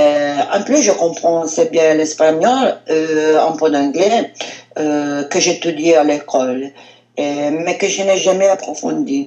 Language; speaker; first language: French; non-native, learner; Italian